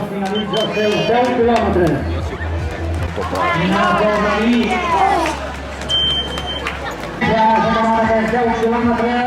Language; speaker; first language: Catalan; native; Catalan